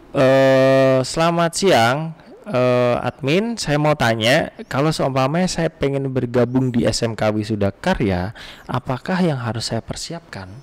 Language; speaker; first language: Indonesian; non-native, local second language; Javanese